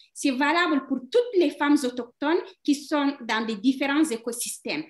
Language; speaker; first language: French; non-native, local second language; Fula